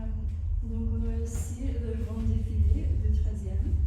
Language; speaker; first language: French; non-native, fluent; English